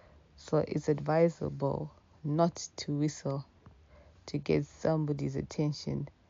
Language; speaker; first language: English; non-native, local second language; Shona